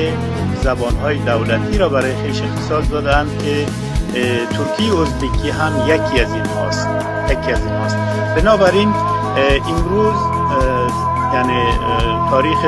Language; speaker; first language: Persian; non-native, local second language; Uzbek